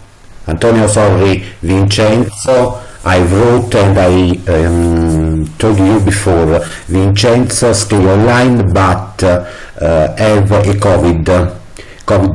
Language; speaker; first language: English; non-native, learner; Italian